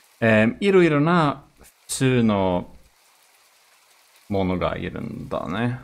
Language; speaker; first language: Japanese; non-native, learner; Swedish